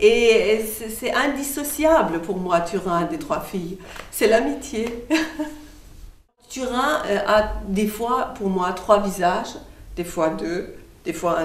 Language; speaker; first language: French; non-native, fluent; Persian